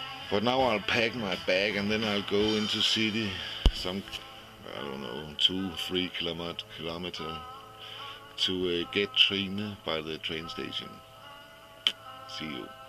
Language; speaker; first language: English; non-native, fluent; Danish